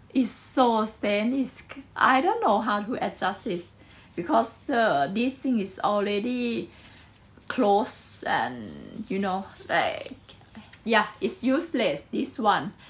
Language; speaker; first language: English; non-native, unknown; Thai